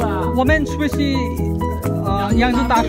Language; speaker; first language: Chinese; non-native, learner; Arabic